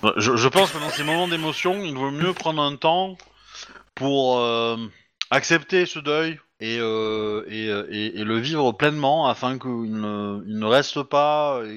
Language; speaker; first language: French; native; French